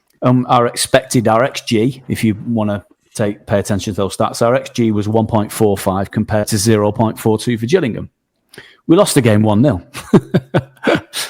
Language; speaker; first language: English; native; English